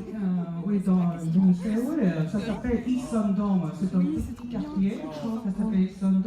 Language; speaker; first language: French; non-native, fluent; Korean